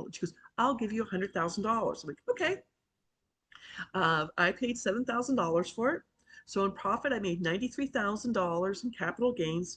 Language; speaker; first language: English; native; English